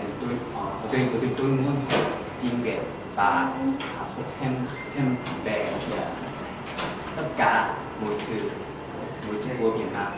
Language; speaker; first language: Vietnamese; non-native, learner; Korean